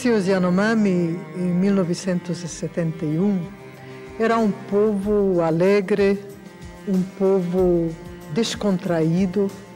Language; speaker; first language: Portuguese; non-native, fluent; Hungarian